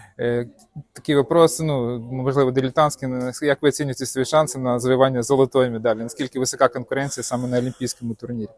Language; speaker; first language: Ukrainian; non-native, local second language; Russian